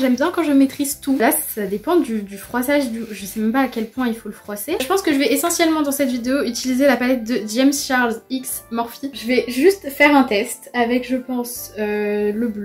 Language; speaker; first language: French; native; French